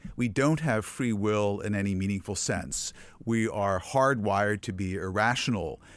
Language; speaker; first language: English; native; English